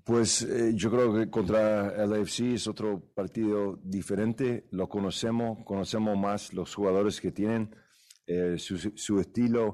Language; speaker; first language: Spanish; early bilingual, heritage; English